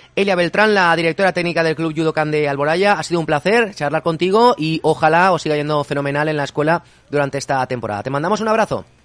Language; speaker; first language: Spanish; native; Spanish